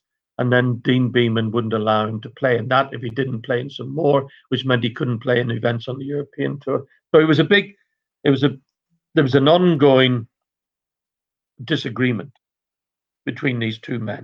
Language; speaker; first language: English; native; English